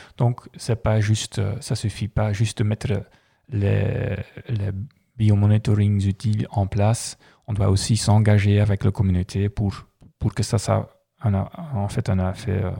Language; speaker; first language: French; non-native, local second language; Dutch